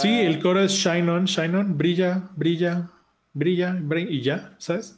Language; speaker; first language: Spanish; native; Spanish